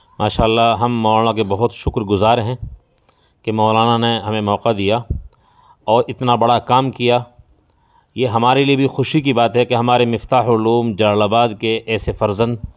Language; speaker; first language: Urdu; native; Urdu